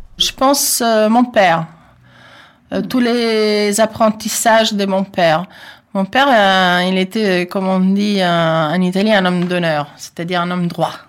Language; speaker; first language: French; non-native, fluent; Italian